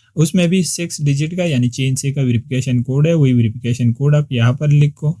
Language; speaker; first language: Urdu; non-native, local second language; Pashto